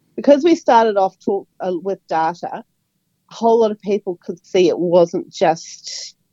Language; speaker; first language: English; native; English